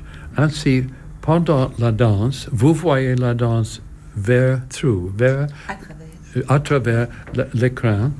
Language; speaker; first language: French; non-native, learner; English